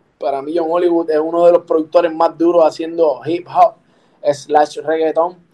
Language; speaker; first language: Spanish; native; Spanish